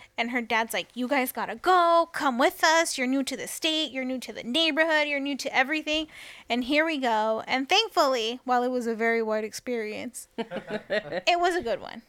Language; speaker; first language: English; early bilingual, other home language; Spanish